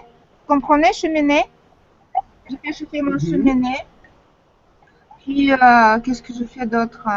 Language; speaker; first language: French; non-native, fluent; Russian